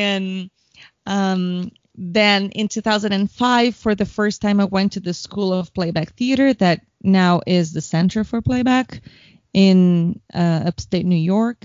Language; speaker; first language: English; non-native, fluent; Portuguese